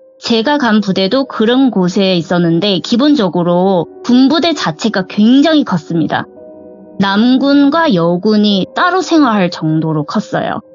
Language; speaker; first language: Korean; non-native, fluent; Chinese